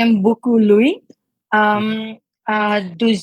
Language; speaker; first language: French; non-native, learner; Hindi